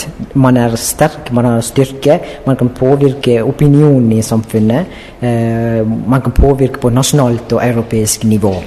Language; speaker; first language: Norwegian; non-native, fluent; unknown